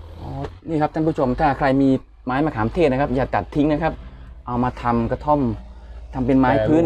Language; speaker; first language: Thai; native; Thai